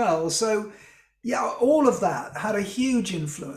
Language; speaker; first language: English; native; English